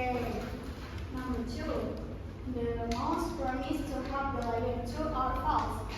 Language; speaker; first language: English; non-native, learner; Indonesian